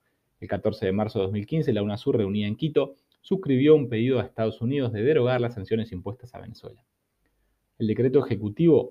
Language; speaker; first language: Spanish; native; Spanish